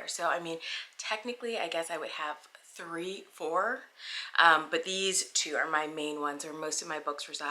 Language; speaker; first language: English; native; English